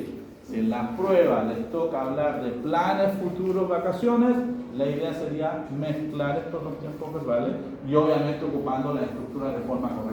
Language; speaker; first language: Spanish; native; Spanish